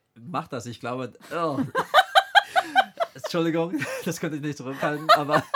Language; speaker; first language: German; non-native, fluent; English